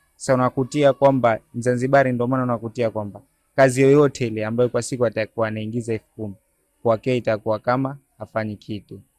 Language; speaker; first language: Swahili; native; Swahili